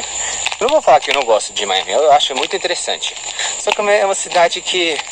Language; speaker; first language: Portuguese; non-native, fluent; English